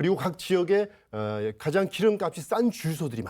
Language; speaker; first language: Korean; native; Korean